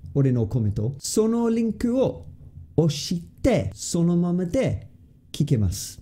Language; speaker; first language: Japanese; non-native, fluent; English